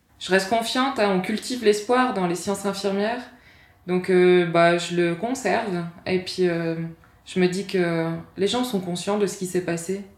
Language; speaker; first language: French; native; French